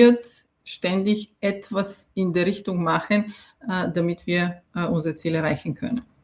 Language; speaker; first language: German; non-native, fluent; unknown